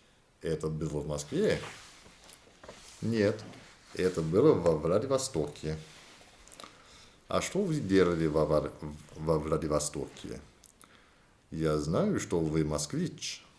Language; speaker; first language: Russian; non-native, learner; English